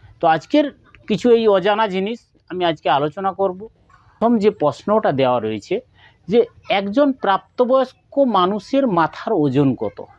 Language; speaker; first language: Bangla; non-native, local second language; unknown